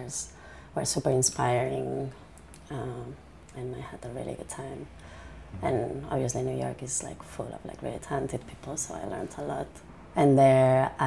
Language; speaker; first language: English; non-native, fluent; Spanish